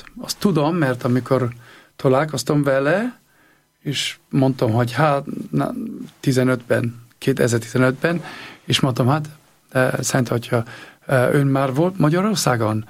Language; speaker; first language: Hungarian; non-native, learner; German